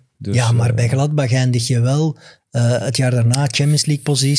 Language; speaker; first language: Dutch; native; Dutch